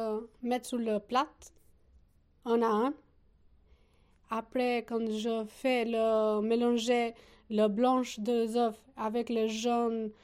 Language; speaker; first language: French; non-native, learner; Albanian